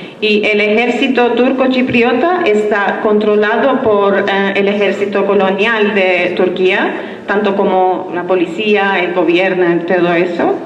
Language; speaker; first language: Spanish; non-native, fluent; Turkish